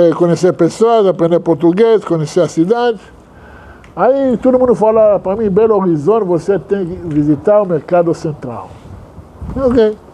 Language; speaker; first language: Portuguese; non-native, fluent; Hebrew